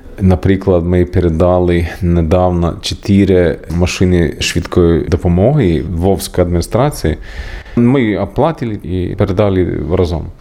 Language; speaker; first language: Ukrainian; non-native, learner; Swedish